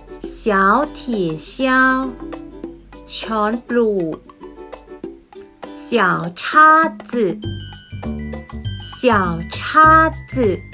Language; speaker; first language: Chinese; non-native, fluent; Thai